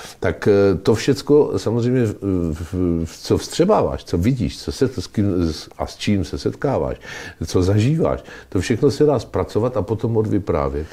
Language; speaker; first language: Czech; native; Czech